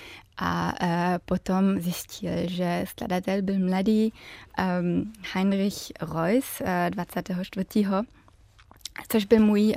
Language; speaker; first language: Czech; early bilingual, heritage; German